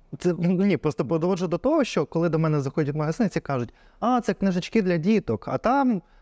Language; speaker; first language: Ukrainian; non-native, local second language; Russian